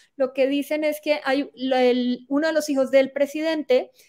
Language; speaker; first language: Spanish; native; Spanish